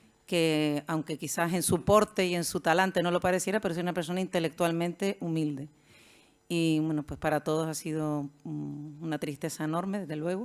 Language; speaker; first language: Spanish; native; Spanish